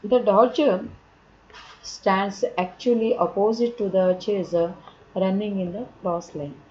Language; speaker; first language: English; non-native, local second language; Kannada